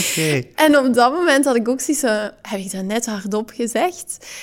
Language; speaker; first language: Dutch; native; Dutch